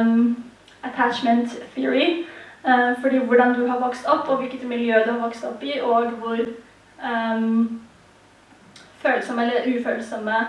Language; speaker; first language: Norwegian; early bilingual, heritage; Tigrinya